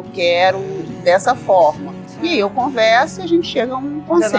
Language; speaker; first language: Portuguese; native; Portuguese